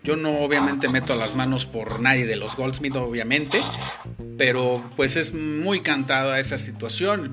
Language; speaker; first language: Spanish; native; Spanish